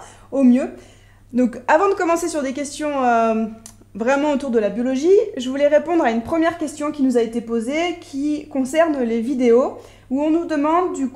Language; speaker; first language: French; native; French